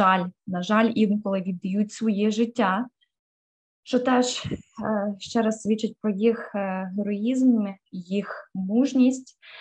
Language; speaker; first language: Ukrainian; native; Ukrainian